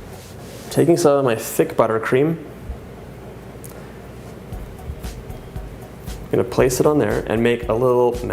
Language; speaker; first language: English; native; English